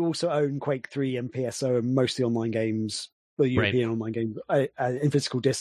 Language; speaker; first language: English; native; English